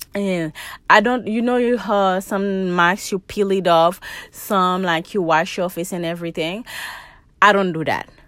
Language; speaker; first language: English; non-native, fluent; Haitian Creole